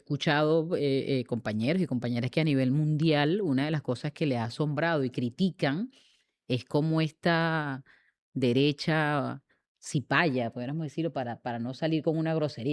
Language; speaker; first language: Spanish; native; Spanish